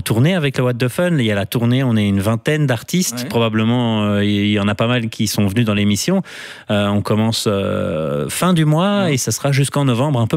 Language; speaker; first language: French; native; French